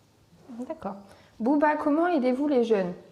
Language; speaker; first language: French; native; French